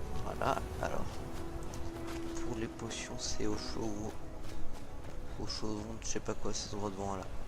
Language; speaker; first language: French; native; French